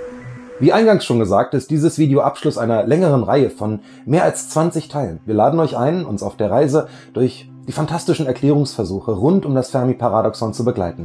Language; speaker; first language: German; native; German